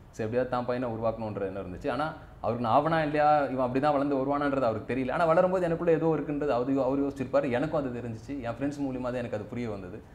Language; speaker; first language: Tamil; native; Tamil